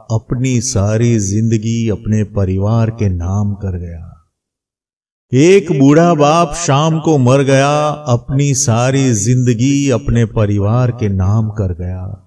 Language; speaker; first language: Hindi; non-native, local second language; Gujarati